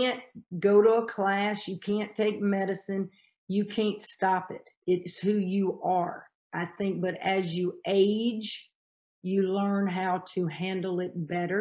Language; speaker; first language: English; native; English